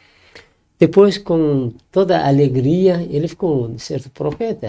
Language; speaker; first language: Portuguese; non-native, learner; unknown